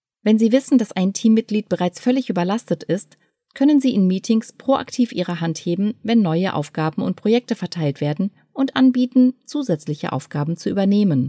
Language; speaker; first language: German; native; German